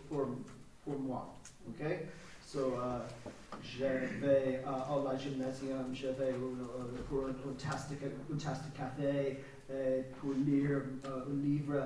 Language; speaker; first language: French; non-native, learner; English